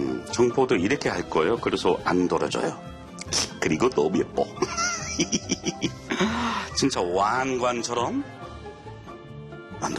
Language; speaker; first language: Korean; non-native, fluent; English